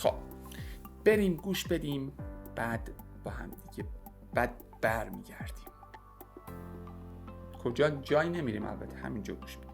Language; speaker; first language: Persian; native; Persian